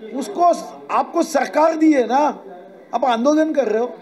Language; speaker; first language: Hindi; non-native, local second language; Marathi